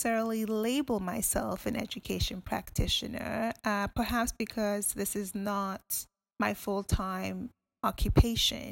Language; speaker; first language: English; non-native, local second language; Akan